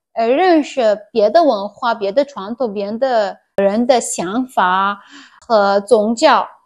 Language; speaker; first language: Chinese; non-native, fluent; Persian